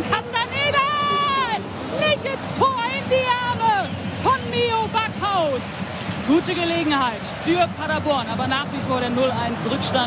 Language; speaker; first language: German; native; German